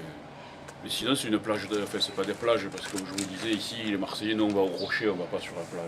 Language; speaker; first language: French; native; French